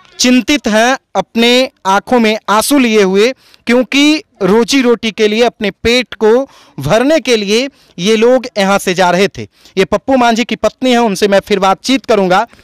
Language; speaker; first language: Hindi; native; Hindi